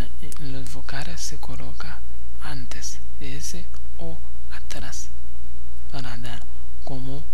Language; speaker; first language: Spanish; non-native, fluent; Haitian Creole